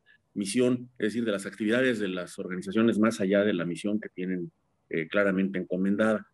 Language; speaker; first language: Spanish; native; Spanish